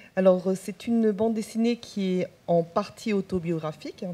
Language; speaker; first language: French; non-native, local second language; Chinese